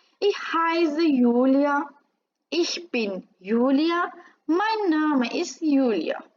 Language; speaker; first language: German; non-native, fluent; Turkish